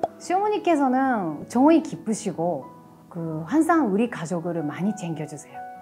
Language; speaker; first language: Korean; non-native, fluent; Japanese